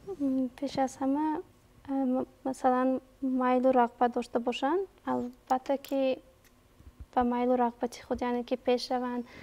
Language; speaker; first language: Tajik; native; Tajik